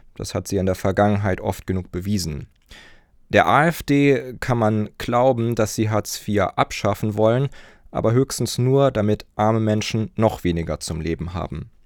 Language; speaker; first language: German; native; German